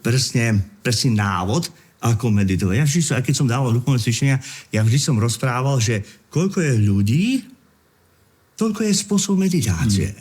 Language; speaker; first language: Slovak; native; Slovak